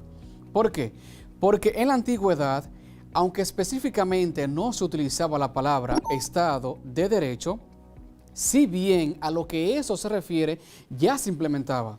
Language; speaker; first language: Spanish; native; Spanish